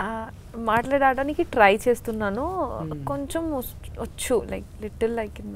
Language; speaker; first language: Telugu; non-native, learner; Bangla